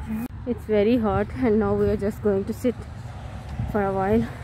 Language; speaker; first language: English; non-native, fluent; Urdu